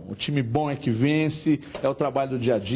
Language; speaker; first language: Portuguese; native; Portuguese